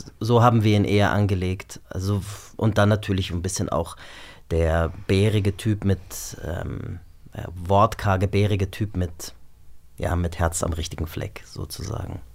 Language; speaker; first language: German; early bilingual, other home language; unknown